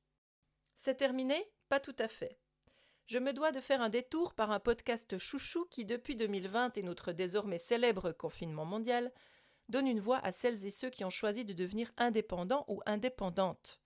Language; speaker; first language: French; native; French